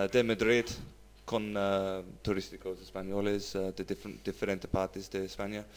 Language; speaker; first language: Spanish; non-native, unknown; English